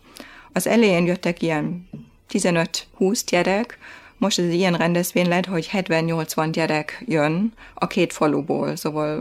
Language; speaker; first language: Hungarian; non-native, fluent; German